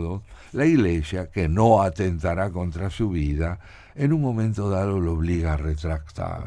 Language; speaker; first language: Spanish; native; Spanish